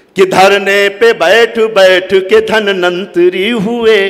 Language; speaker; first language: Hindi; native; Hindi